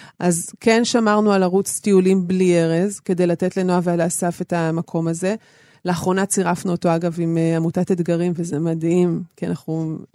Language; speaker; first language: Hebrew; native; Hebrew